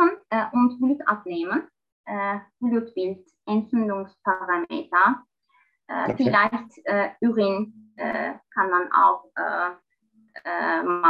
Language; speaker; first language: German; non-native, learner; Turkish